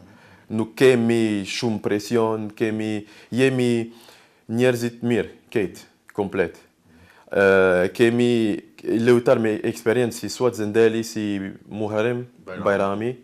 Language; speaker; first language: Albanian; non-native, learner; French